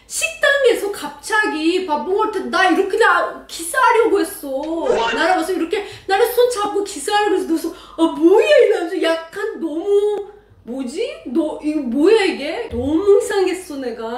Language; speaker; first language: Korean; non-native, learner; Persian